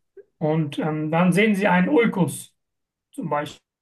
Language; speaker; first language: German; non-native, fluent; Turkish